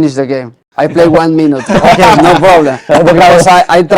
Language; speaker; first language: English; non-native, learner; Spanish